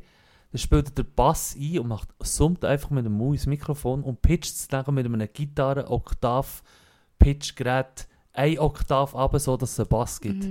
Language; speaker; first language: German; native; German